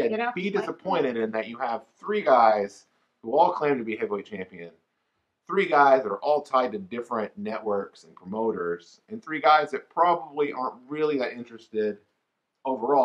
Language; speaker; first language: English; native; English